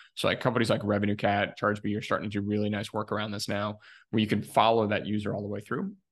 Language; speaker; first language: English; native; English